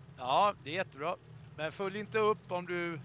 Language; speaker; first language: Swedish; native; Swedish